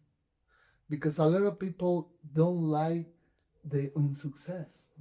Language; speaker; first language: English; non-native, fluent; Spanish